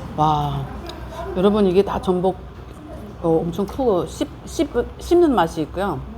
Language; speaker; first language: Korean; native; Korean